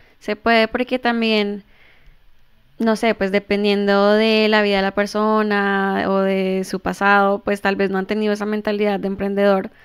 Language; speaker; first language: Spanish; early bilingual, heritage; Spanish